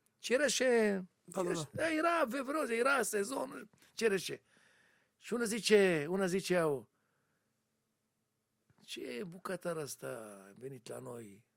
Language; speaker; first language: Romanian; non-native, learner; Hebrew